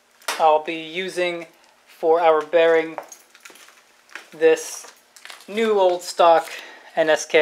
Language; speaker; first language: English; native; English